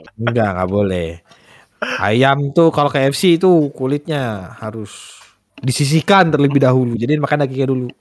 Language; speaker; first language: Indonesian; native; Indonesian